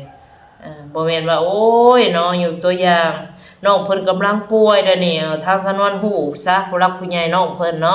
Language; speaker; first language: Thai; non-native, local second language; Lao